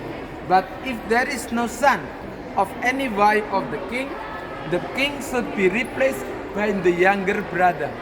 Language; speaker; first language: English; non-native, learner; Indonesian